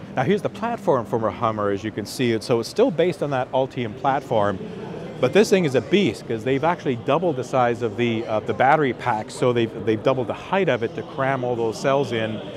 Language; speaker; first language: English; native; English